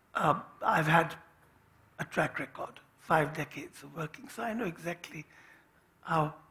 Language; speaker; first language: English; non-native, local second language; Hindi